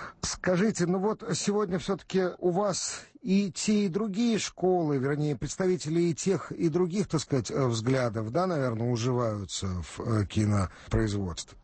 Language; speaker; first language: Russian; native; Russian